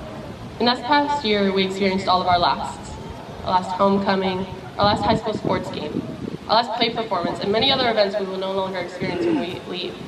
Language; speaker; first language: English; native; English